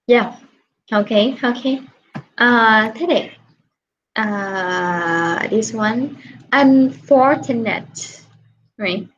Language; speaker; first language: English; non-native, fluent; Vietnamese